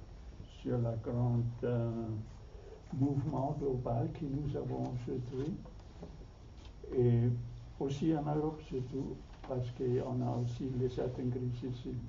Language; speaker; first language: French; non-native, fluent; German